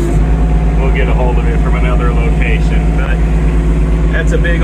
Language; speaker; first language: English; native; English